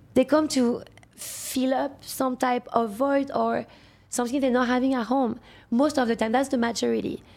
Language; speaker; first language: English; non-native, fluent; French